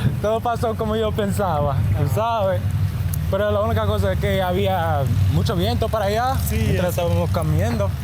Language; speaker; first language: Spanish; non-native, learner; English